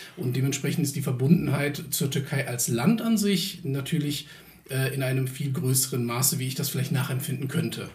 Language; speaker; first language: German; early bilingual, other home language; Turkish